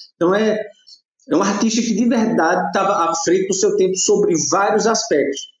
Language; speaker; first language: Portuguese; native; Portuguese